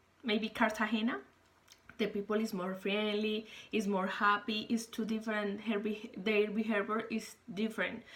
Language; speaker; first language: English; non-native, learner; Spanish